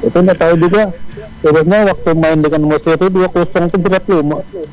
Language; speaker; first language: Indonesian; native; Indonesian